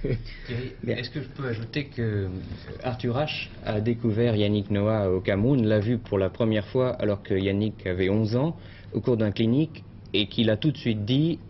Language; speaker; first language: French; native; French